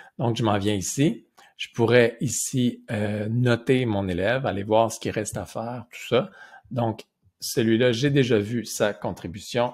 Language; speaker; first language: French; native; French